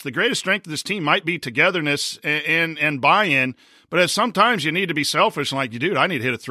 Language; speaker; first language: English; native; English